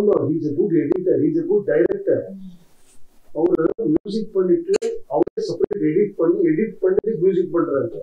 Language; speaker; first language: Tamil; non-native, learner; Kannada